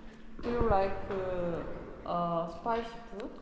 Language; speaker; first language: English; non-native, learner; Korean